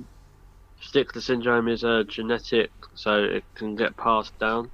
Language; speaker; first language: English; native; English